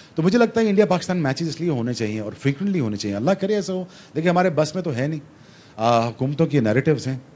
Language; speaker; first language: Urdu; non-native, local second language; Punjabi